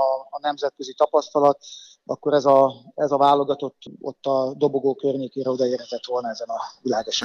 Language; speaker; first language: Hungarian; native; Hungarian